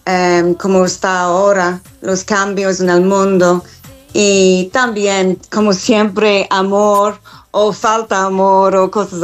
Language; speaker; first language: Spanish; non-native, fluent; English